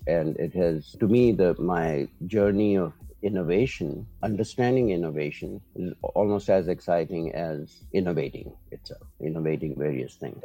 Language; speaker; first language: English; non-native, local second language; Urdu